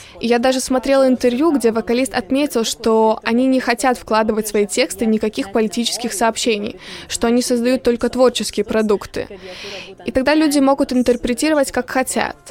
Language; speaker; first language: Russian; non-native, local second language; Lithuanian